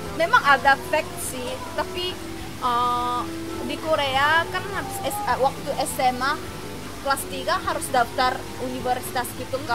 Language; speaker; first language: Indonesian; non-native, fluent; Korean